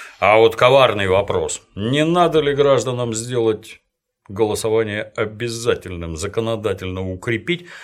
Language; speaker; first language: Russian; native; Russian